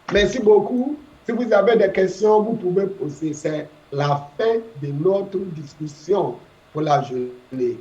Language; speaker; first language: French; non-native, fluent; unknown